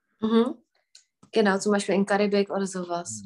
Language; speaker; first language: German; non-native, fluent; Czech